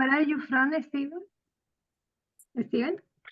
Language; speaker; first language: English; non-native, fluent; Spanish